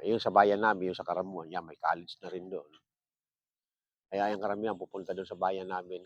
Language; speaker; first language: Filipino; native; Filipino